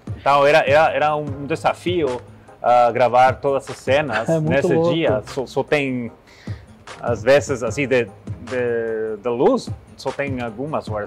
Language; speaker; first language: Portuguese; non-native, learner; Spanish